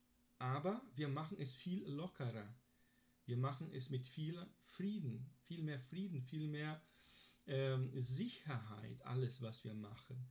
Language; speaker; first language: German; non-native, fluent; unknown